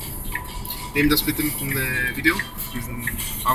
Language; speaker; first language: German; non-native, learner; Greek